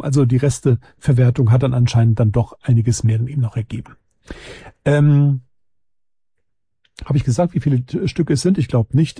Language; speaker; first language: German; native; German